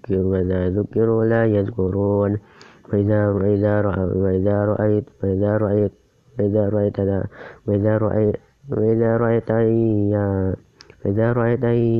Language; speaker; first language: Arabic; non-native, learner; Indonesian